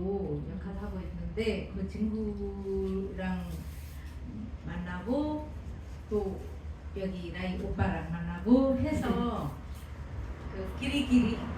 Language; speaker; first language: Korean; non-native, fluent; Nepali